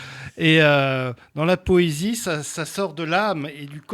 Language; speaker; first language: French; native; French